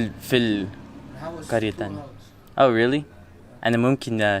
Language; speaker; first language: Arabic; non-native, learner; English